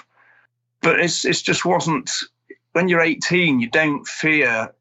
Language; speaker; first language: English; native; English